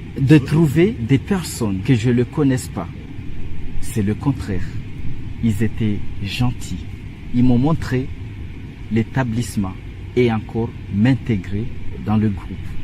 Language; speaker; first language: French; non-native, learner; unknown